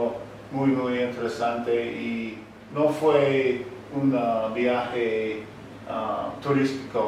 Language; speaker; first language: Spanish; non-native, learner; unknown